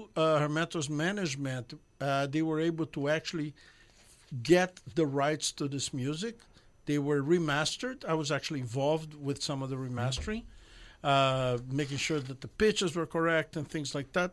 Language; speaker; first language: English; non-native, fluent; Portuguese